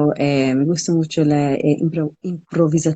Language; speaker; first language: Spanish; non-native, learner; English